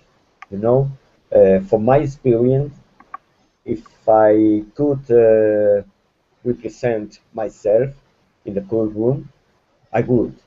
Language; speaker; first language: English; non-native, fluent; Spanish